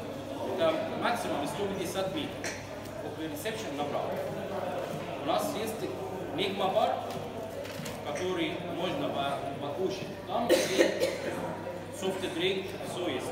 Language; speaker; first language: Russian; non-native, learner; Arabic